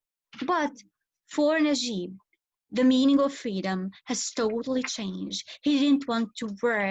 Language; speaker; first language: English; non-native, fluent; Arabic